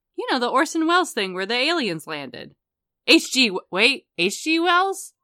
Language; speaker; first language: English; native; English